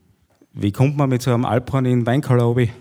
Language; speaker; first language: German; native; German